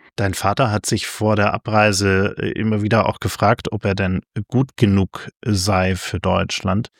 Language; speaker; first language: German; native; German